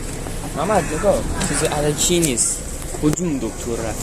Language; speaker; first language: Persian; native; Persian